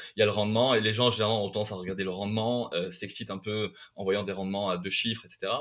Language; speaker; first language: French; non-native, local second language; Arabic